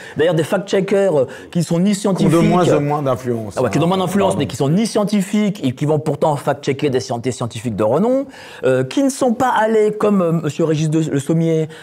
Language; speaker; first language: French; non-native, fluent; Polish